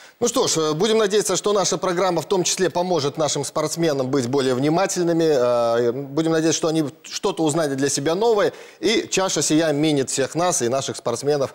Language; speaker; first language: Russian; native; Russian